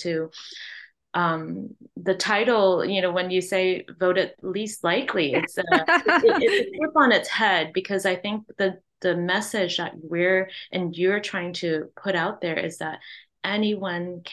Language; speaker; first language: English; non-native, local second language; Cantonese